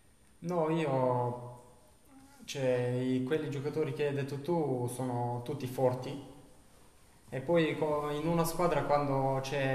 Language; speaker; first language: Italian; non-native, learner; Bulgarian